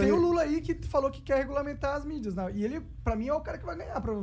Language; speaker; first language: Portuguese; native; Portuguese